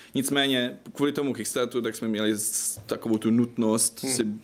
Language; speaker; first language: Czech; non-native, fluent; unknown